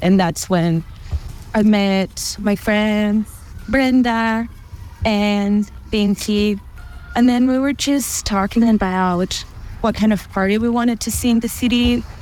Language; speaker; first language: English; non-native, fluent; Spanish